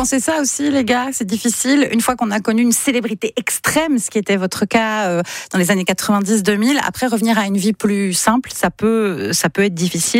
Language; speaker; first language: French; native; French